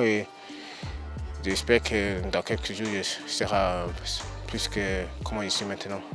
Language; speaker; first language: French; early bilingual, heritage; English